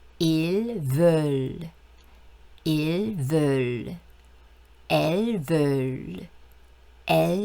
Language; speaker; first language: French; non-native, fluent; Korean